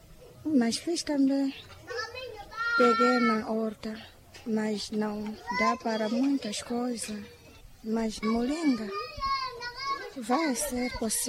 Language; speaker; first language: Portuguese; non-native, local second language; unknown